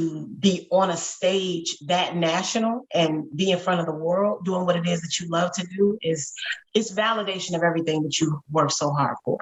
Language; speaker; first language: English; native; English